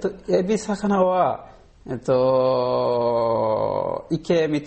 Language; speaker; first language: Japanese; non-native, learner; Bangla